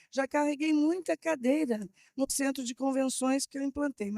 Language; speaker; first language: Portuguese; native; Portuguese